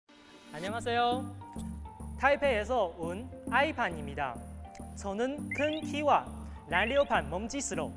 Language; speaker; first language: Korean; non-native, learner; Chinese